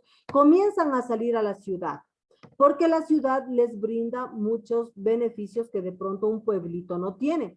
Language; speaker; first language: Spanish; native; Spanish